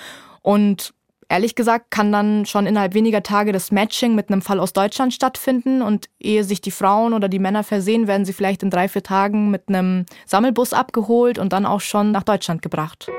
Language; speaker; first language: German; native; German